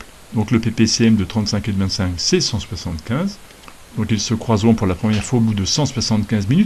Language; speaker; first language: French; native; French